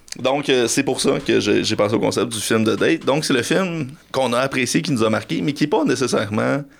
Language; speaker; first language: French; native; French